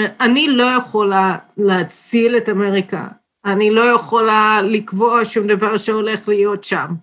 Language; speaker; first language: Hebrew; non-native, fluent; English